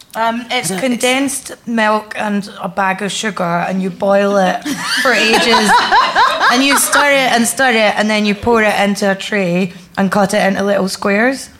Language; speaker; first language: English; native; English